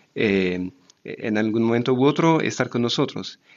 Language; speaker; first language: Spanish; non-native, fluent; French